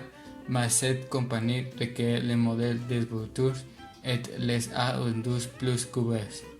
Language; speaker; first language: French; non-native, learner; Spanish